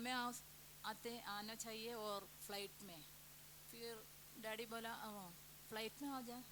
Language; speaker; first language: Hindi; non-native, local second language; Malayalam